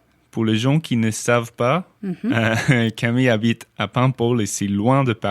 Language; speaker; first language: French; non-native, fluent; English